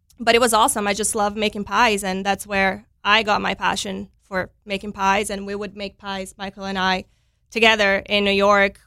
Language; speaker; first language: English; non-native, fluent; Portuguese